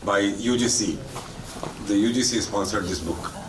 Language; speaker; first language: English; non-native, local second language; Hindi